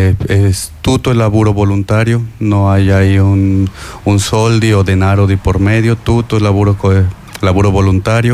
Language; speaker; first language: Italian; non-native, learner; Spanish